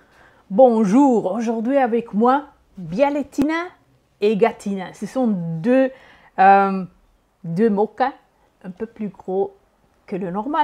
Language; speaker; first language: French; non-native, learner; Italian